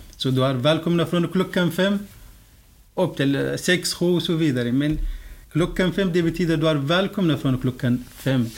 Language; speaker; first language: Swedish; non-native, fluent; Arabic